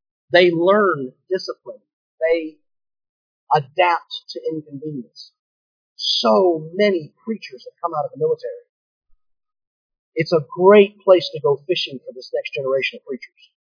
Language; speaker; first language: English; native; English